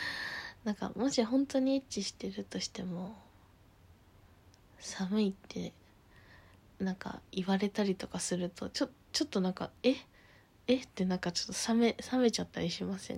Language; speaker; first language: Japanese; native; Japanese